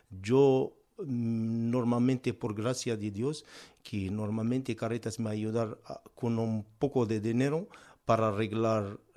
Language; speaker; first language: Spanish; non-native, learner; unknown